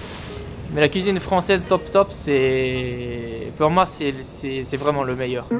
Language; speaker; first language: French; non-native, fluent; Japanese